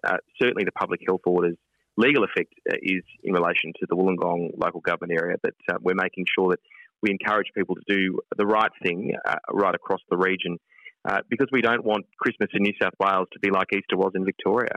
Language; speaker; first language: English; native; English